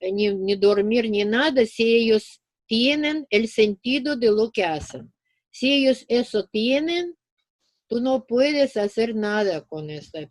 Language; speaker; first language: Spanish; non-native, fluent; Russian